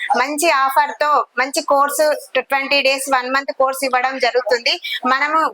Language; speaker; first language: Telugu; native; Telugu